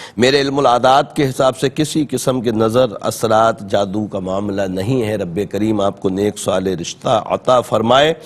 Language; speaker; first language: Urdu; native; Urdu